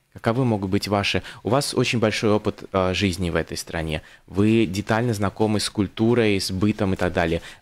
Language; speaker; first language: Russian; native; Russian